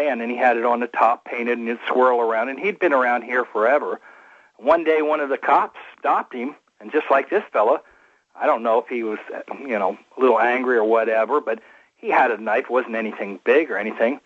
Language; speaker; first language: English; native; English